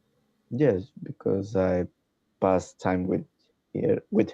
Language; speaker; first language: English; non-native, learner; Spanish